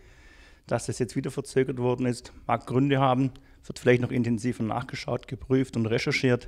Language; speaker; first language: German; native; German